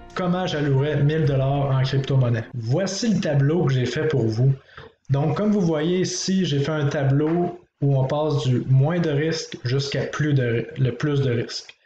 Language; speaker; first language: French; native; French